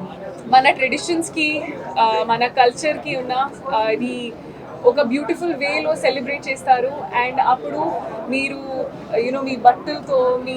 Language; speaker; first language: Telugu; non-native, local second language; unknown